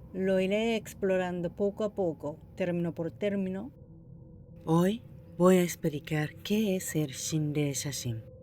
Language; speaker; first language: Spanish; non-native, fluent; Japanese